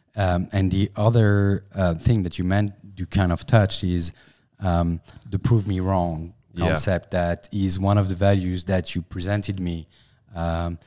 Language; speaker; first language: English; non-native, fluent; French